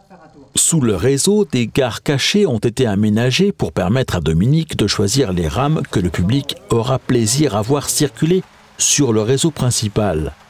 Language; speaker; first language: French; native; French